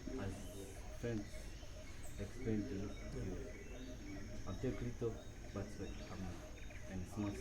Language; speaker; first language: English; non-native, local second language; Swahili